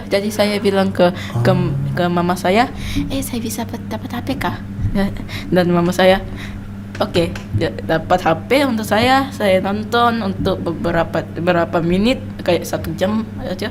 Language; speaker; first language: Indonesian; non-native, local second language; English